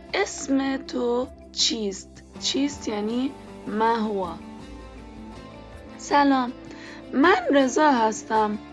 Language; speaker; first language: Persian; non-native, fluent; Arabic